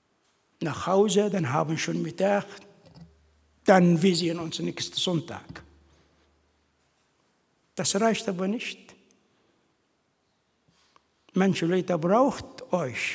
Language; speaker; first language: German; non-native, fluent; Arabic